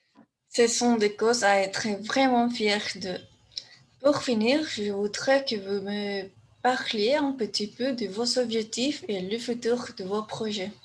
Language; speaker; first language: French; non-native, learner; Spanish